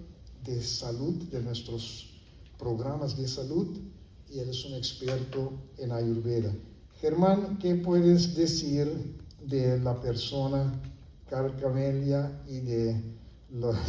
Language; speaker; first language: Spanish; non-native, fluent; Papiamento